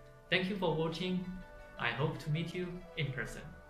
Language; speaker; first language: English; non-native, fluent; Chinese